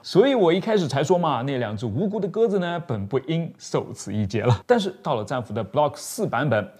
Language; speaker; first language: Chinese; native; Chinese